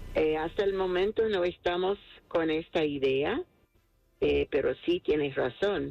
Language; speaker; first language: Spanish; non-native, fluent; English